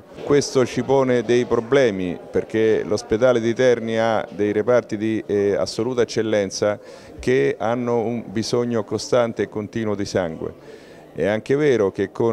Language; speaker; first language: Italian; native; Italian